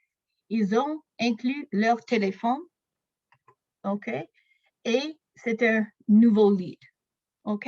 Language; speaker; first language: French; non-native, local second language; English